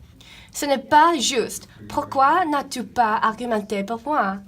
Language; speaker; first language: French; non-native, learner; English